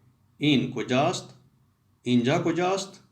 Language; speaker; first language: Persian; non-native, fluent; Urdu